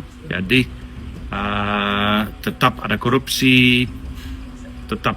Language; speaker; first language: Indonesian; non-native, fluent; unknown